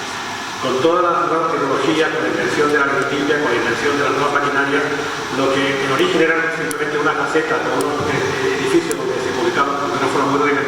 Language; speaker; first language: Spanish; native; Spanish